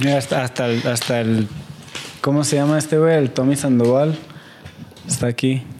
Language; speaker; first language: Spanish; native; Spanish